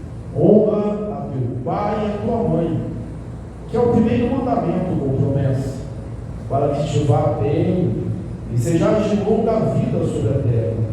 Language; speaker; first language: Portuguese; native; Portuguese